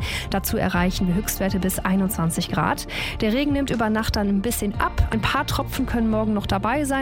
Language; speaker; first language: German; native; German